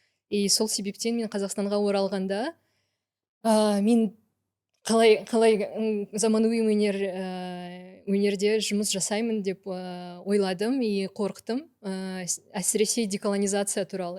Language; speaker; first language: Kazakh; non-native, local second language; Russian